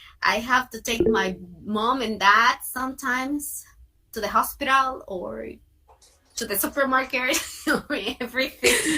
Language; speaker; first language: English; non-native, fluent; Spanish